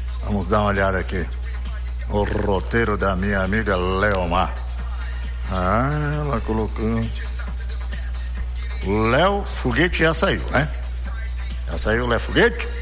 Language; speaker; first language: Portuguese; native; Portuguese